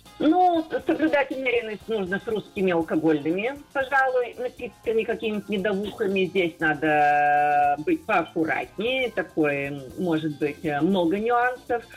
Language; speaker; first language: Russian; native; Russian